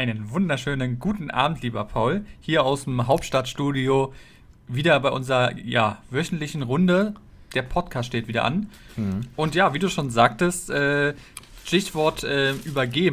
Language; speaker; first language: German; native; German